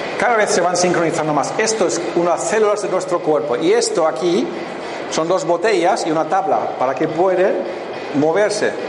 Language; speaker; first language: Spanish; non-native, fluent; German